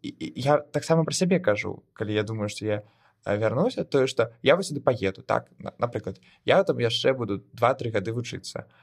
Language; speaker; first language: Belarusian; non-native, local second language; Russian